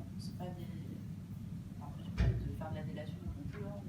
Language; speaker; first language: French; native; French